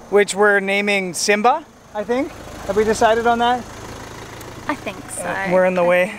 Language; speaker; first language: English; native; English